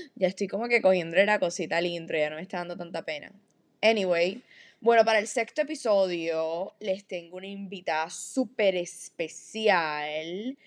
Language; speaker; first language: Spanish; native; Spanish